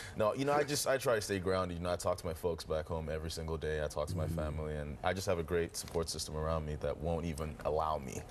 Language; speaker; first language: English; non-native, local second language; Yoruba